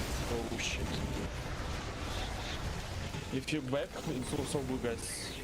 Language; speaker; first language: English; non-native, learner; Russian